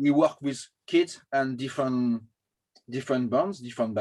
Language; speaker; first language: English; non-native, learner; French